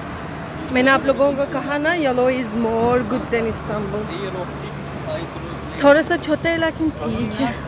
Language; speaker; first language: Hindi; non-native, learner; Turkish